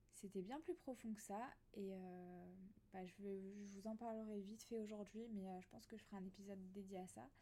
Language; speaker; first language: French; native; French